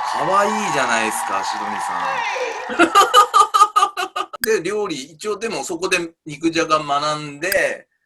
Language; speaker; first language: Japanese; native; Japanese